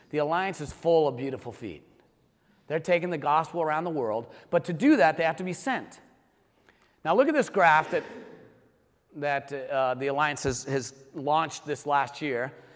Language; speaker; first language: English; early bilingual, heritage; English